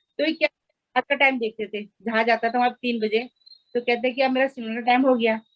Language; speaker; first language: Hindi; non-native, local second language; Nepali